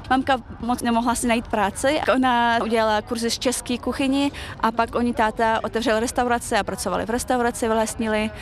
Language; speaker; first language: Czech; early bilingual, other home language; Chechen